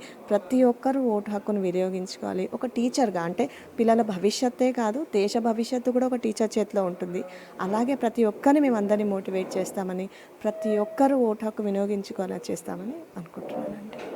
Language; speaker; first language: Telugu; native; Telugu